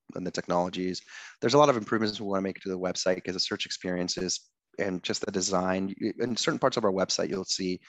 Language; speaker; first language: English; non-native, fluent; Spanish